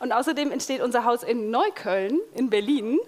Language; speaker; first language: German; native; German